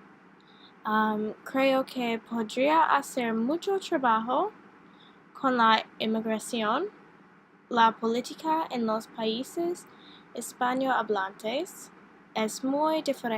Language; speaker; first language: Spanish; non-native, learner; English